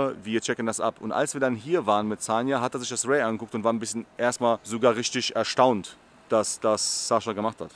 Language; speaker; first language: German; native; German